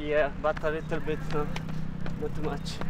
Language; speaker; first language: English; non-native, learner; Italian